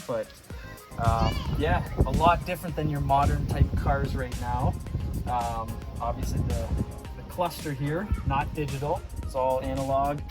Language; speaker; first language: English; native; English